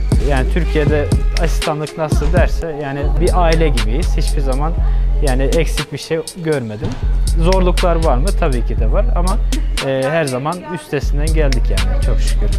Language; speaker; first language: Turkish; non-native, fluent; Kyrgyz